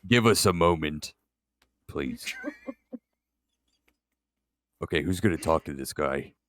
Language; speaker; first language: English; native; English